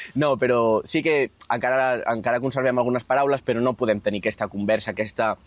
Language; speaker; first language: Catalan; native; Catalan